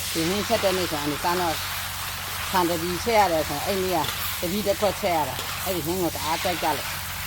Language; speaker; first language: Burmese; non-native, local second language; Shan